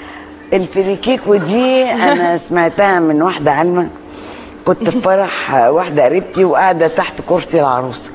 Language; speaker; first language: Arabic; native; Arabic